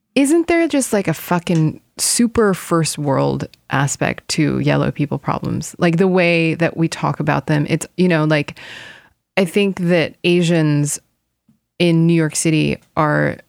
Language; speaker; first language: English; non-native, fluent; Korean